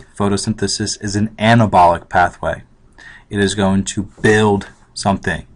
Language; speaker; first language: English; native; English